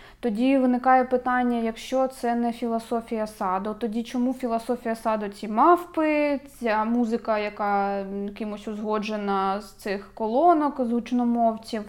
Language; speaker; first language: Ukrainian; native; Ukrainian